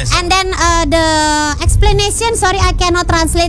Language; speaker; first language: English; non-native, learner; Indonesian